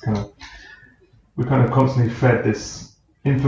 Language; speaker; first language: English; native; English